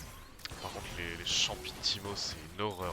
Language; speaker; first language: French; native; French